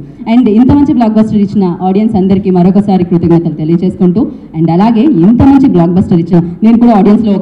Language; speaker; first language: Telugu; native; Telugu